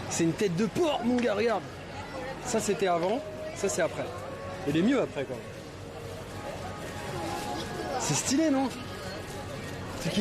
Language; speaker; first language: French; native; French